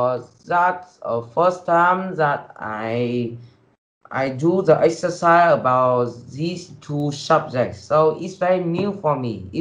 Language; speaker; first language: English; non-native, learner; Vietnamese